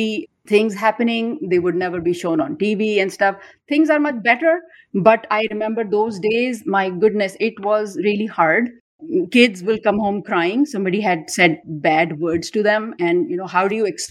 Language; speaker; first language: English; non-native, local second language; Urdu